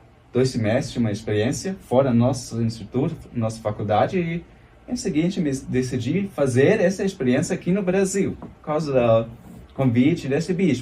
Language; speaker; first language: Portuguese; non-native, fluent; German